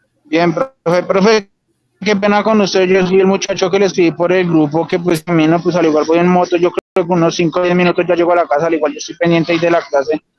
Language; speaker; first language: Spanish; native; Spanish